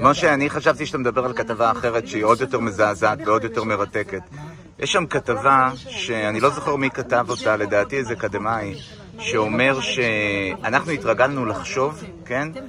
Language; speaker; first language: Hebrew; native; Hebrew